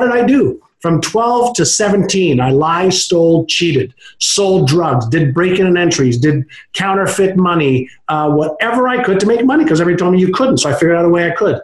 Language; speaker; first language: English; non-native, fluent; Hebrew